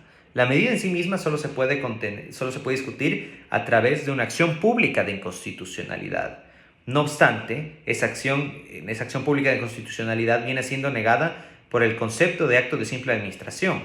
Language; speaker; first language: Spanish; native; Spanish